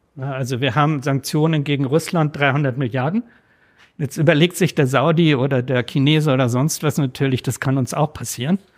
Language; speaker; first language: German; native; German